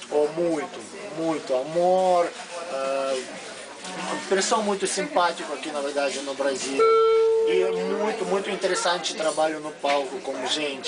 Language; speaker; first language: Portuguese; non-native, learner; Russian